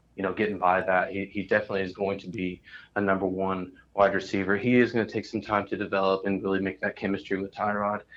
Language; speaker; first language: English; native; English